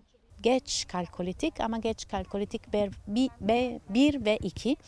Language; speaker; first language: Turkish; non-native, learner; Italian